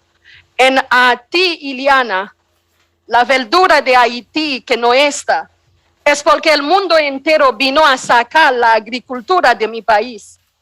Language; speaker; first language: Spanish; non-native, fluent; Haitian Creole